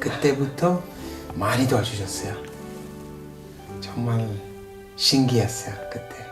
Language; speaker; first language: Korean; non-native, fluent; Italian